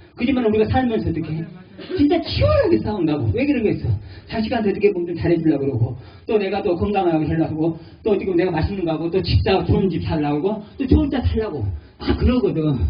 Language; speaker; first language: Korean; native; Korean